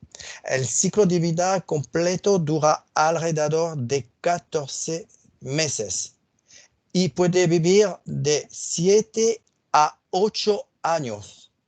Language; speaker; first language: Spanish; non-native, fluent; French